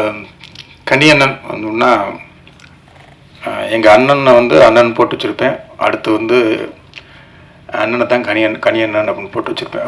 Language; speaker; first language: Tamil; native; Tamil